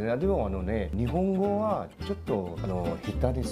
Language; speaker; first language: Japanese; non-native, learner; Chinese